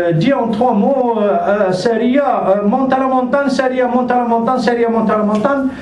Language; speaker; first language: French; non-native, local second language; Arabic